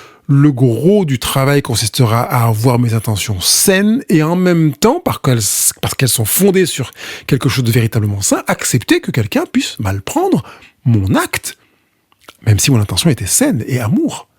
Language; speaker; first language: French; native; French